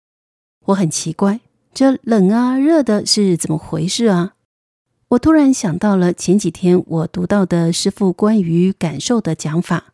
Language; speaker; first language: Chinese; native; Chinese